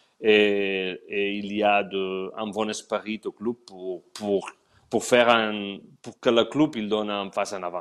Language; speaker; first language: French; non-native, learner; Spanish